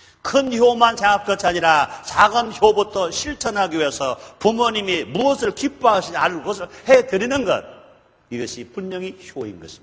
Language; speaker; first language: Korean; native; Korean